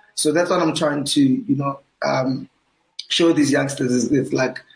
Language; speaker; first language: English; non-native, local second language; Southern Sotho